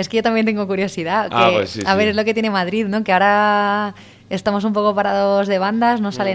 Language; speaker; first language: Spanish; native; Spanish